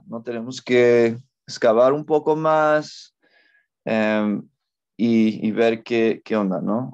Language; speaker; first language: Spanish; non-native, fluent; English